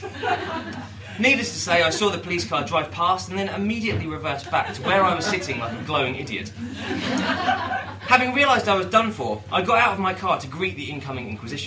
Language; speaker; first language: English; native; English